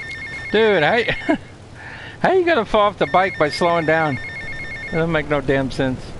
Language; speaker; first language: English; native; English